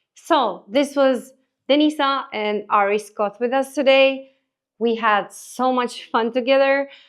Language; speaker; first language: English; non-native, fluent; Romanian